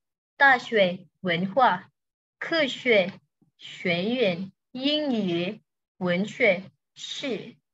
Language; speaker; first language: Chinese; non-native, learner; Indonesian